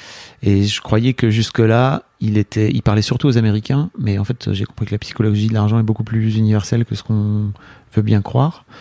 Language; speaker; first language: French; native; French